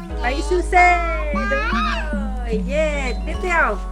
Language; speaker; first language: Vietnamese; native; Vietnamese